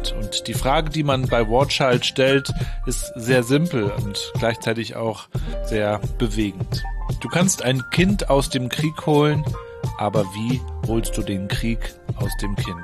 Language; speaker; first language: German; native; German